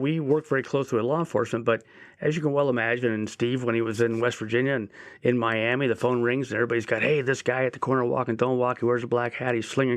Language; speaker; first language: English; native; English